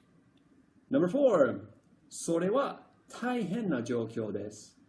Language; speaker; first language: Japanese; non-native, fluent; English